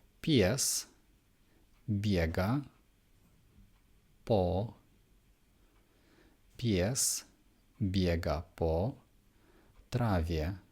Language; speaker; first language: Polish; non-native, fluent; Ukrainian